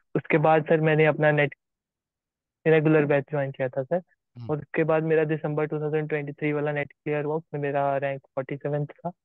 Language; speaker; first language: Hindi; native; Hindi